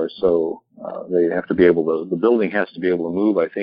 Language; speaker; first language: English; native; English